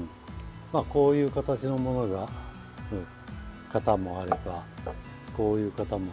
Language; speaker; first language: Japanese; native; Japanese